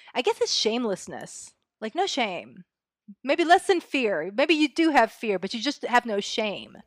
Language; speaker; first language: English; early bilingual, other home language; Spanish